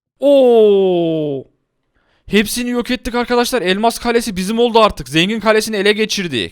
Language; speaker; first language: Turkish; native; Turkish